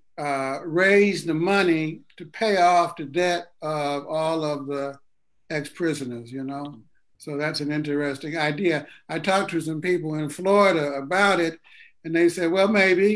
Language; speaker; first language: English; native; English